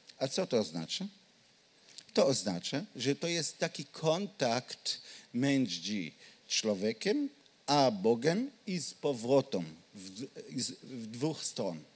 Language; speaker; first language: Polish; non-native, learner; Hebrew